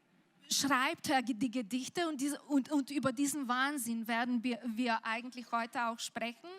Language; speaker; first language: German; non-native, fluent; Slovenian